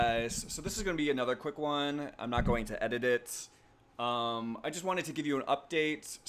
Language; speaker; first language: English; native; English